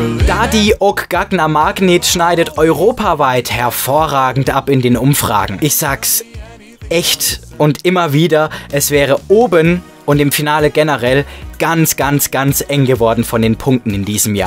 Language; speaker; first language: German; native; German